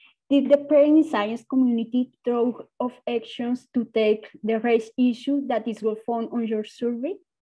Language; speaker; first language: English; non-native, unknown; Spanish